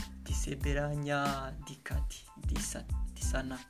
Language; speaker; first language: Indonesian; non-native, learner; Kinyarwanda